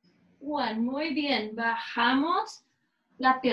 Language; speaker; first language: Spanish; non-native, learner; English